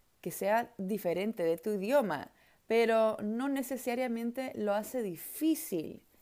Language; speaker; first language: Spanish; non-native, fluent; Dutch